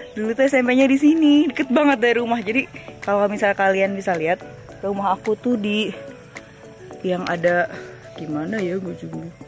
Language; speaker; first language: Indonesian; native; Indonesian